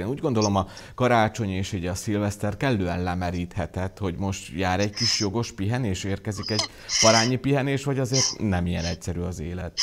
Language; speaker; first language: Hungarian; native; Hungarian